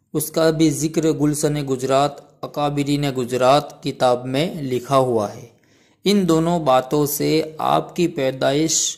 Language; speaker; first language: Urdu; non-native, local second language; Gujarati